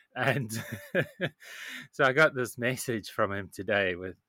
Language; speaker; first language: English; native; English